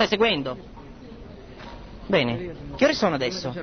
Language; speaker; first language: Italian; native; Italian